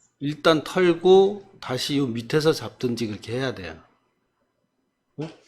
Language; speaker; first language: Korean; native; Korean